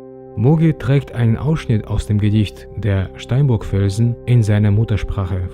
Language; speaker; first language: German; native; German